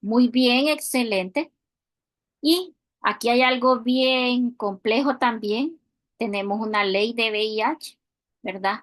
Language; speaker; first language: Spanish; native; Spanish